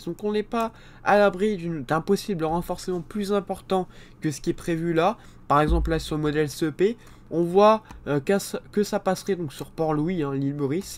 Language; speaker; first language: French; native; French